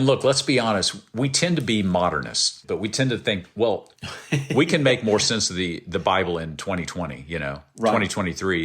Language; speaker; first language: English; native; English